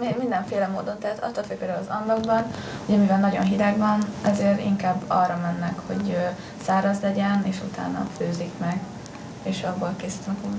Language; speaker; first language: Hungarian; early bilingual, other home language; Spanish